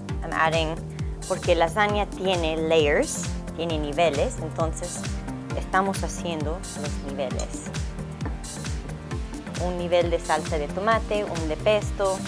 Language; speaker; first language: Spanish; early bilingual, heritage; English